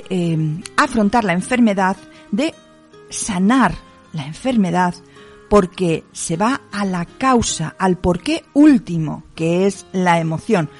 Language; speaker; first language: Spanish; native; Spanish